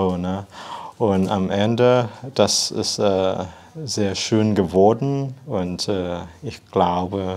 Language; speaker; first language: German; non-native, fluent; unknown